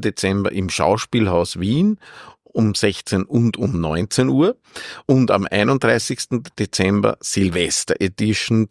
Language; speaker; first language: German; native; German